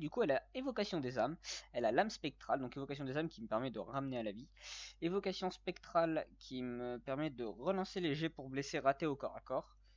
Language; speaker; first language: French; native; French